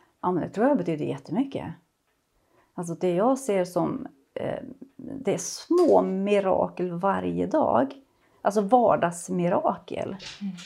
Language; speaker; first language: Swedish; non-native, fluent; Portuguese